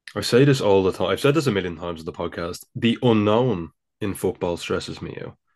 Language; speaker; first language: English; native; English